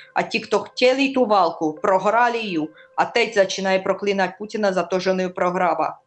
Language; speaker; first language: Czech; non-native, learner; Russian